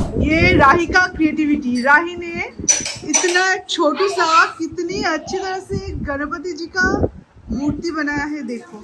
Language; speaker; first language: Hindi; non-native, local second language; Bangla